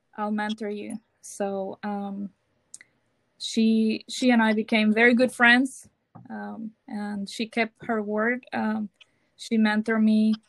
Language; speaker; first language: English; non-native, fluent; Spanish